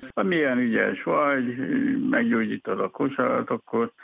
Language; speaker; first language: Hungarian; non-native, fluent; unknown